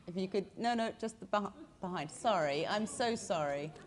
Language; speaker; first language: English; native; English